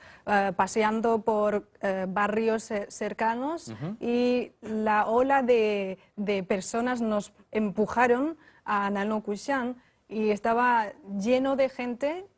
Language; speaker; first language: Spanish; non-native, fluent; Chinese